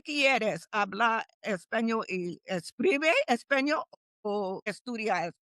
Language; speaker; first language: Spanish; non-native, learner; English